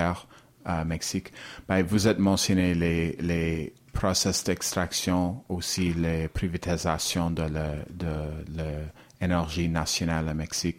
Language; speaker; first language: French; non-native, learner; English